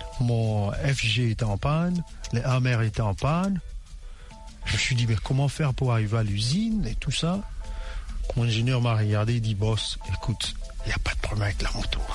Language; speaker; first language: French; non-native, local second language; Lingala